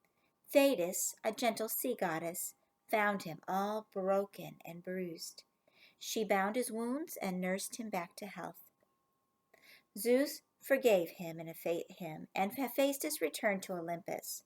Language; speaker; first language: English; native; English